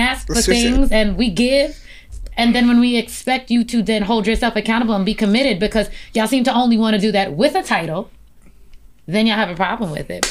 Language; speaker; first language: English; native; English